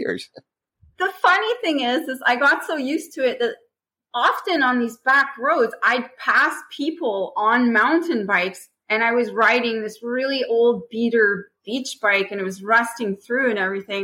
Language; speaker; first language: English; non-native, fluent; French